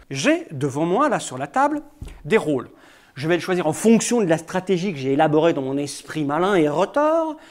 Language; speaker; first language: French; native; French